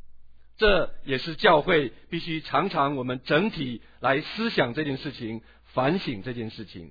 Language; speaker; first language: Chinese; native; Chinese